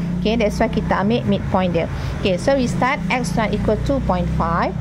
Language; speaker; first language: English; non-native, local second language; Malay